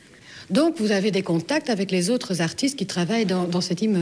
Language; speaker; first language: French; native; French